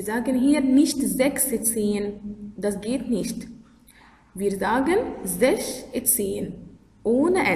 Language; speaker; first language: German; non-native, fluent; Arabic